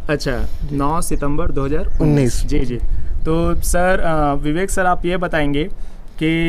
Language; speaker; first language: Hindi; native; Hindi